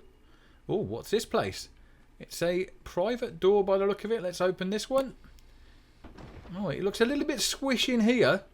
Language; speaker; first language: English; native; English